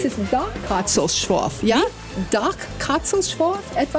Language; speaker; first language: German; non-native, learner; English